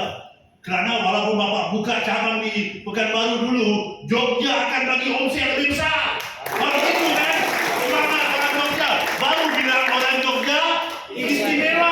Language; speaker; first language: Indonesian; non-native, fluent; Tamil